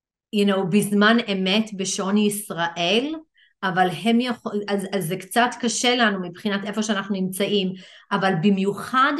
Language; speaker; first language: Hebrew; non-native, fluent; English